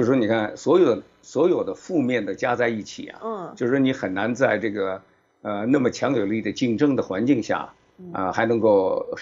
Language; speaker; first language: Chinese; native; Chinese